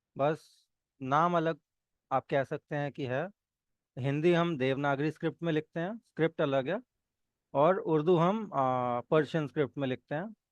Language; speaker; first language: Hindi; native; Hindi